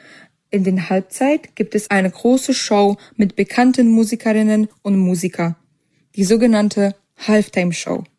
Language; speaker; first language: German; native; German